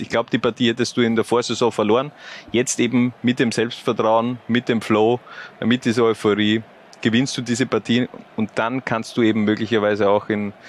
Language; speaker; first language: German; native; German